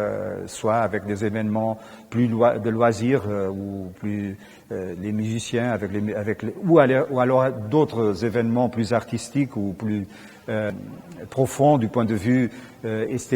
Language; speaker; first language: French; non-native, fluent; Portuguese